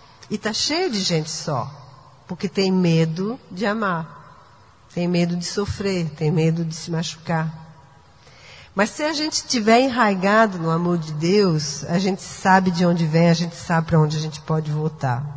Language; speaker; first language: Portuguese; non-native, fluent; French